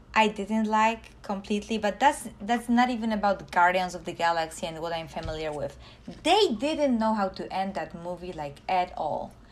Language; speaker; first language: English; non-native, fluent; Polish